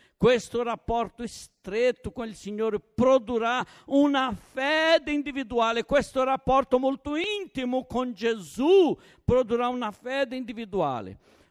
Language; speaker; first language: Italian; non-native, fluent; Portuguese